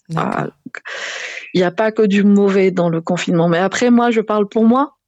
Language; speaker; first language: French; non-native, local second language; Malagasy